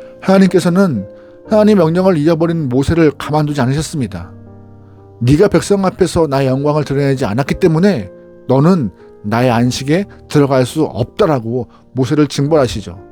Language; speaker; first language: Korean; native; Korean